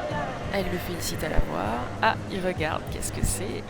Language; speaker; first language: French; native; French